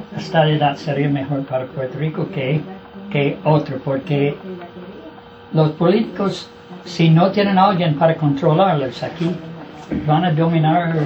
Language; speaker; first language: Spanish; non-native, fluent; English